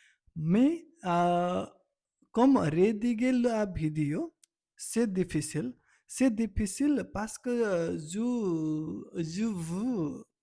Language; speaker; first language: French; non-native, learner; Nepali